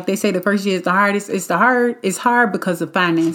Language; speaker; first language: English; native; English